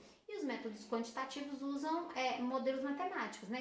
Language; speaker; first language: Portuguese; native; Portuguese